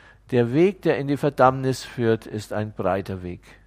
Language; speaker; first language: German; native; German